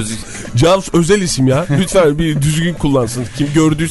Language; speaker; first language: Turkish; native; Turkish